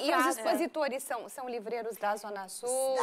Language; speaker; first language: Portuguese; native; Portuguese